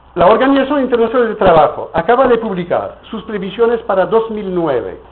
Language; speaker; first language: Spanish; non-native, fluent; French